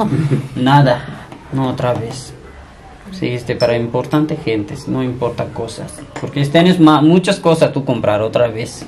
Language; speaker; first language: Spanish; non-native, learner; Punjabi